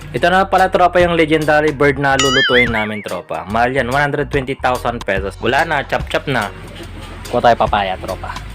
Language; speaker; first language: Filipino; non-native, local second language; Iloko